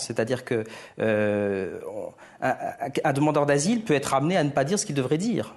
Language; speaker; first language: French; native; French